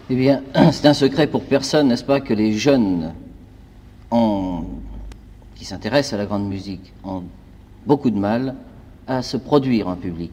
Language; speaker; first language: French; native; French